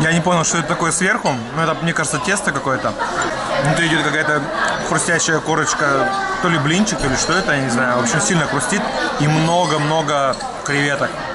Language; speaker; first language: Russian; native; Russian